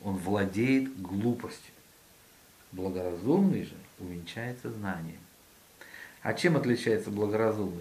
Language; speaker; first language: Russian; native; Russian